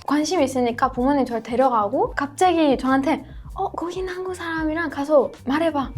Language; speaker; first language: Korean; non-native, fluent; Persian